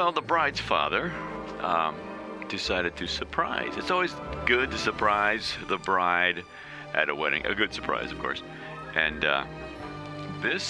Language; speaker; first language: English; native; English